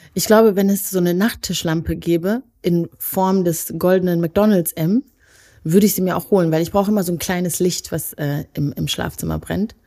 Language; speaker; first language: German; early bilingual, other home language; Kinyarwanda